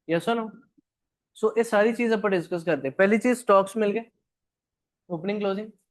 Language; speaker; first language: Hindi; non-native, local second language; Punjabi